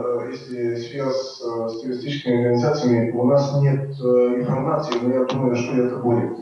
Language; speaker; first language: Russian; non-native, learner; Bulgarian